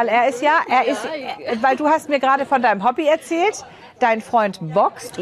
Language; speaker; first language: German; native; German